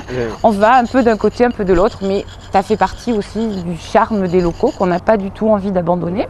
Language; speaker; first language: French; native; French